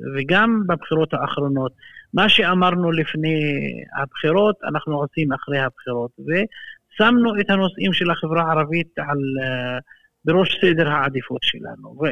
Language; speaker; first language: Hebrew; non-native, local second language; Arabic